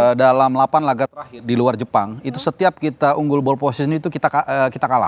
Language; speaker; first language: Indonesian; native; Indonesian